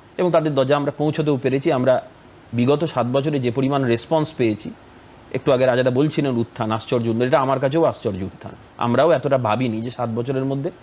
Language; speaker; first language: Bangla; native; Bangla